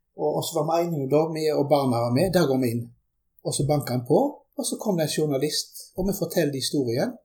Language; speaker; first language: Norwegian; early bilingual, other home language; German